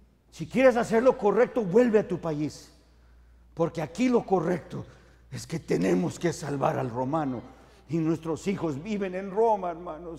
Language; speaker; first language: Spanish; early bilingual, heritage; Spanish